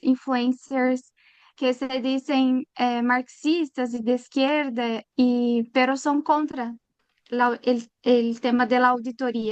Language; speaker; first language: Spanish; non-native, learner; Portuguese